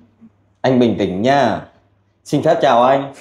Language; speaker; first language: Vietnamese; native; Vietnamese